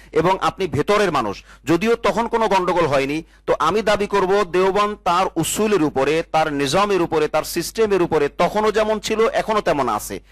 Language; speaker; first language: Bangla; native; Bangla